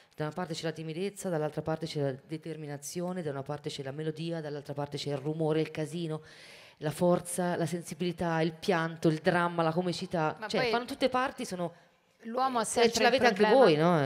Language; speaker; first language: Italian; native; Italian